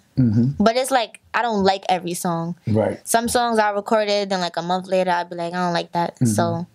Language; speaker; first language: English; native; English